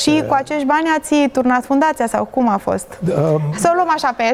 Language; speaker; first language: Romanian; native; Romanian